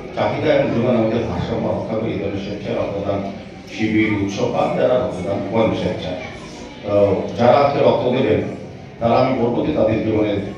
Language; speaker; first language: Bangla; native; Bangla